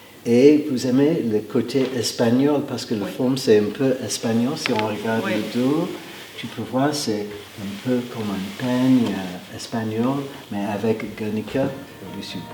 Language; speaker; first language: French; non-native, fluent; English